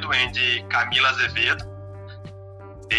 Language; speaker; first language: English; non-native, learner; Portuguese